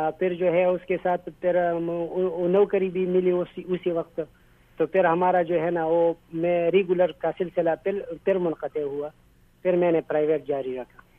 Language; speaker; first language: Urdu; non-native, local second language; Pashto